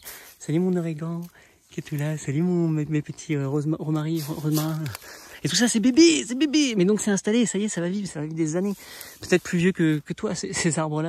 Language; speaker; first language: French; native; French